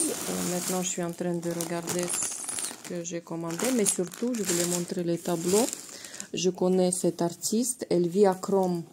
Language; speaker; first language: French; non-native, fluent; Russian